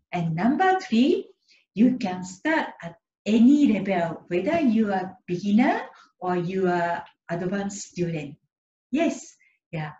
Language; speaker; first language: English; non-native, fluent; Japanese